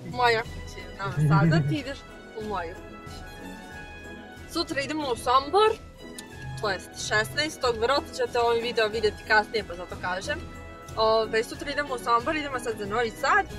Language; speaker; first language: Bosnian; native; Bosnian